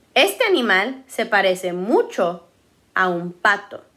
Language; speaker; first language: Spanish; early bilingual, heritage; Spanish